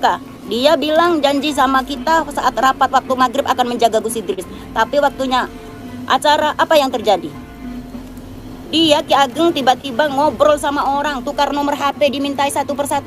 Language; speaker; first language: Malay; non-native, local second language; Javanese